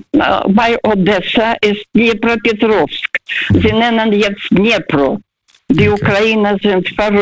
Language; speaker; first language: German; non-native, fluent; Russian